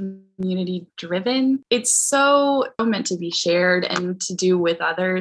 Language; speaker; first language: English; native; English